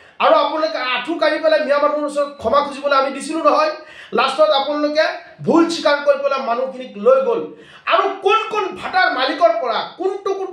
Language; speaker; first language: Assamese; non-native, local second language; Bangla